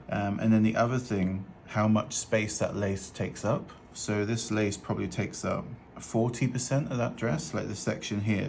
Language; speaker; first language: English; native; English